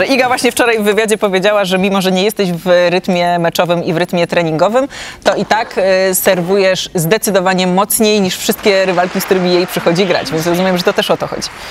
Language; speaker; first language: Polish; native; Polish